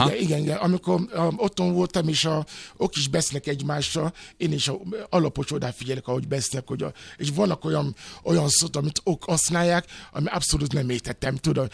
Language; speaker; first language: Hungarian; non-native, fluent; Yoruba